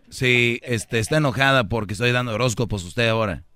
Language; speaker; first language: Spanish; native; Spanish